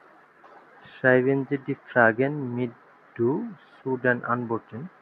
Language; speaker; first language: German; non-native, fluent; Bangla